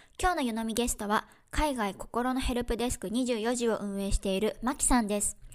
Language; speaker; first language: Japanese; native; Japanese